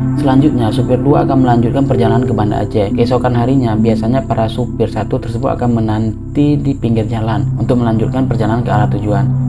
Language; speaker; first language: Indonesian; non-native, local second language; Achinese